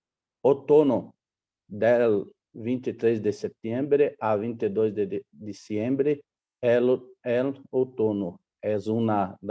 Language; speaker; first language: Spanish; non-native, learner; Portuguese